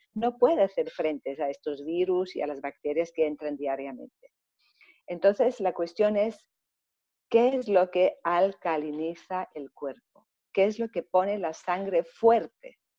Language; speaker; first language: Spanish; non-native, fluent; Greek